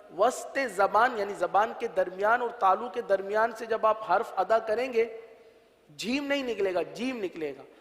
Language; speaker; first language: Urdu; native; Urdu